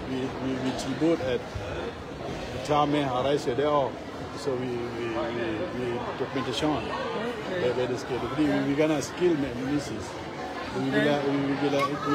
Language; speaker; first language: Danish; non-native, learner; Achinese